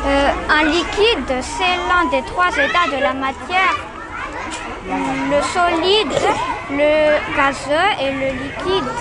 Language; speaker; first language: French; non-native, local second language; Malagasy